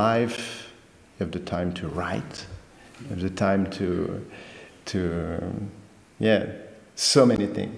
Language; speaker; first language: English; non-native, fluent; French